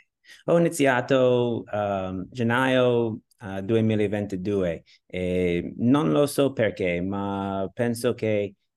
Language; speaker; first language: Italian; non-native, learner; English